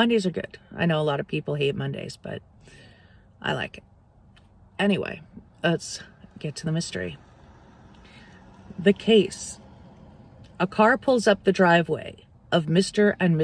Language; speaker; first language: English; native; English